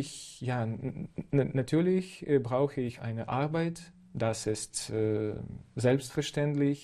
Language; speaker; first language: German; non-native, learner; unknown